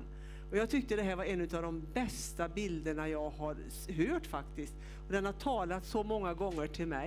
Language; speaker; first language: Swedish; native; Swedish